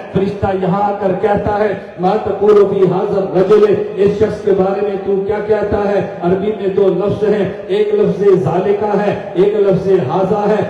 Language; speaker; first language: Urdu; non-native, local second language; Punjabi